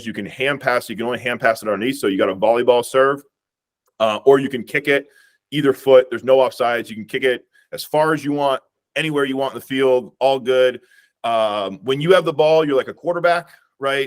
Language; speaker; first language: English; native; English